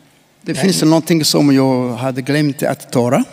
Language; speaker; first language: Swedish; non-native, fluent; Rundi